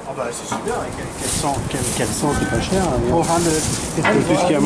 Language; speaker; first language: French; native; French